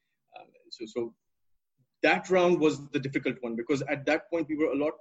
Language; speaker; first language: English; non-native, local second language; Urdu